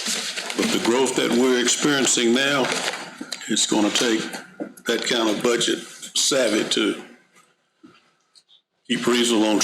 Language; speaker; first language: English; native; English